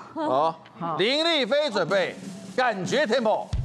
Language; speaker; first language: Chinese; native; Chinese